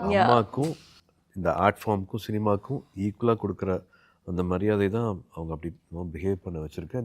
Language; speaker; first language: Tamil; native; Tamil